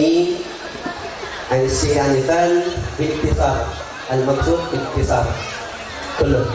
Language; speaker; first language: Arabic; non-native, fluent; Indonesian